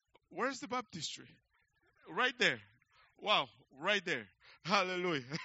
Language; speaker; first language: English; non-native, fluent; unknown